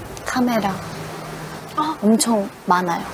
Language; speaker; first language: Korean; non-native, learner; Japanese